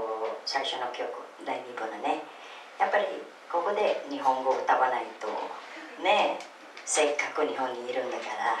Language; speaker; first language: Japanese; non-native, fluent; Filipino